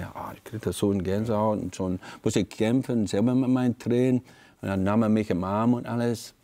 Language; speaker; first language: German; non-native, fluent; English